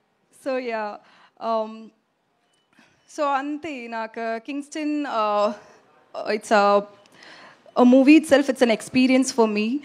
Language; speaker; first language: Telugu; non-native, learner; Tamil